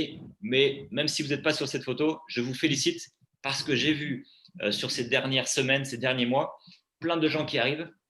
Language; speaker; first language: French; native; French